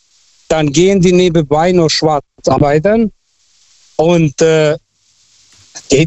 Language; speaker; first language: German; non-native, fluent; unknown